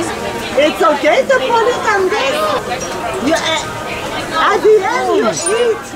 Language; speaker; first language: English; non-native, learner; French